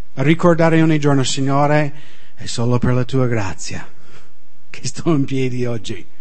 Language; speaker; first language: Italian; non-native, fluent; English